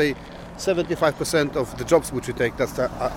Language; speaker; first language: English; non-native, learner; Polish